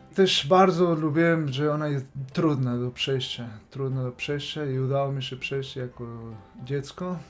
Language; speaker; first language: Polish; non-native, fluent; Spanish